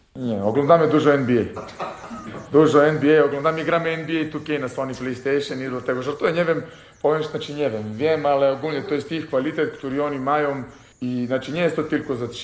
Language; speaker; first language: Polish; non-native, fluent; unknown